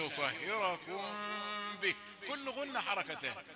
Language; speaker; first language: Arabic; native; Arabic